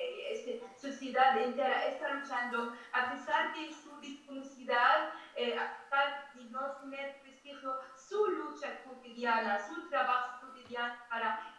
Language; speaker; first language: Spanish; non-native, fluent; Arabic